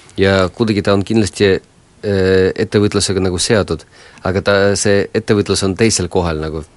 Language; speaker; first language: Estonian; non-native, local second language; Russian